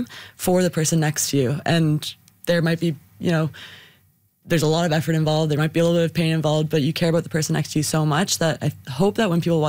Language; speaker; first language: English; native; English